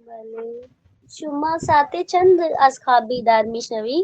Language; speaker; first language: Persian; non-native, learner; Urdu